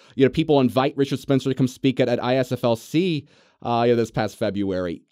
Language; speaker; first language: English; native; English